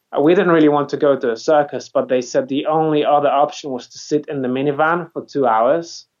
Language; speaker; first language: English; non-native, fluent; Polish